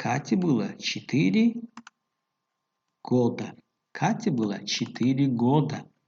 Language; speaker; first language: Russian; non-native, local second language; Tajik